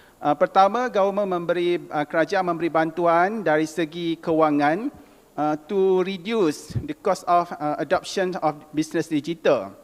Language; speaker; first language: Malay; native; Malay